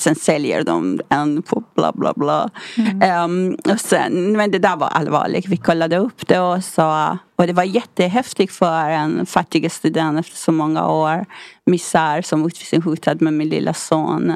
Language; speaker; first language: Swedish; non-native, fluent; Persian